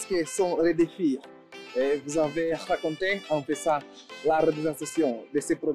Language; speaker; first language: French; non-native, learner; Swahili